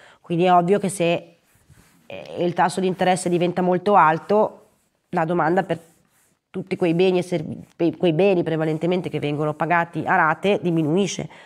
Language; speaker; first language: Italian; native; Italian